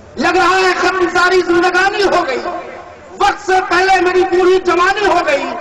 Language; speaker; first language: Urdu; native; Urdu